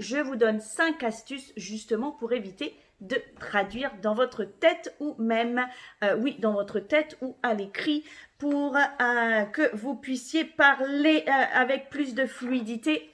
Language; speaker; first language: French; native; French